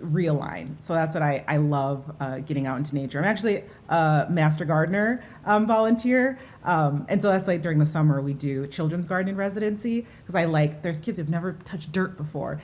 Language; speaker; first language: English; early bilingual, other home language; Yoruba